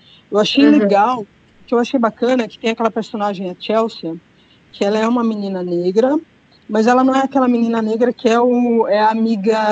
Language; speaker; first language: Portuguese; native; Portuguese